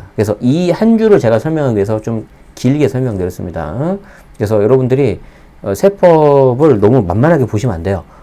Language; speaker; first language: Korean; native; Korean